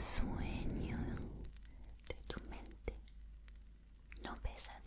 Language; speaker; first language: Spanish; non-native, learner; English